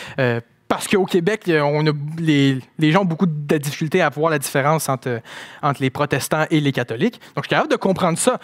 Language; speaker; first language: French; native; French